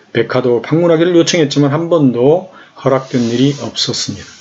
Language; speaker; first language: Korean; native; Korean